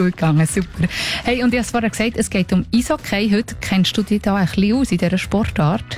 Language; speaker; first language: German; native; German